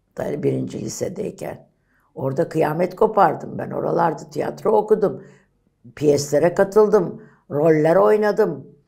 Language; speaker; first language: Turkish; native; Turkish